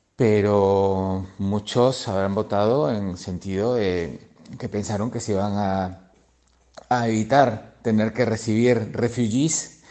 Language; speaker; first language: Spanish; native; Spanish